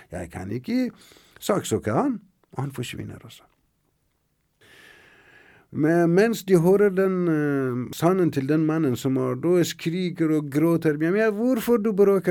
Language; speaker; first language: Norwegian; non-native, fluent; Persian